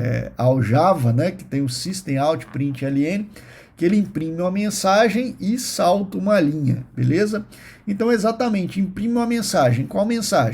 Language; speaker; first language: Portuguese; native; Portuguese